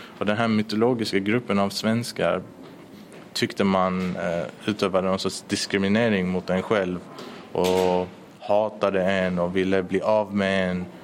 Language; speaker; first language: Swedish; early bilingual, other home language; Persian